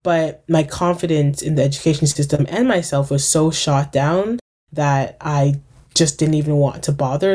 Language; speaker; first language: English; native; English